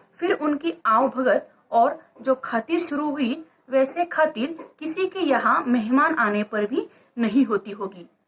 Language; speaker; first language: Hindi; non-native, local second language; Marathi